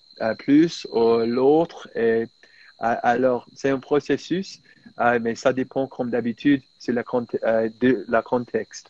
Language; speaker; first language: French; non-native, fluent; English